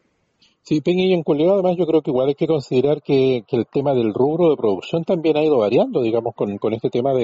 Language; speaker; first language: Spanish; native; Spanish